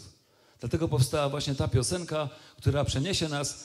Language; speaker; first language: Polish; native; Polish